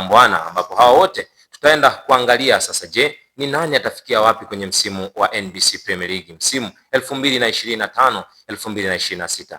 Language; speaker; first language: Swahili; native; Swahili